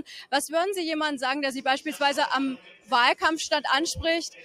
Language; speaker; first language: German; native; German